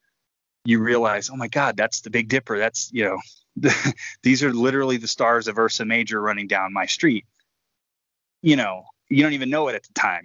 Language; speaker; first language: English; native; English